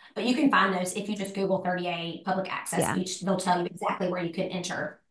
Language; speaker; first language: English; native; English